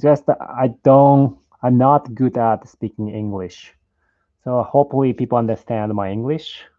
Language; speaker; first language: English; non-native, learner; Japanese